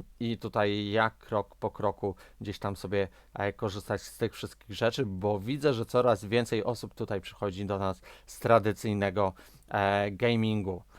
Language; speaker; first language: Polish; native; Polish